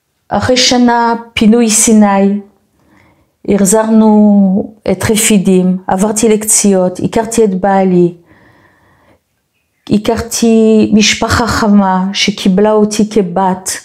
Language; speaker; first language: Hebrew; non-native, fluent; French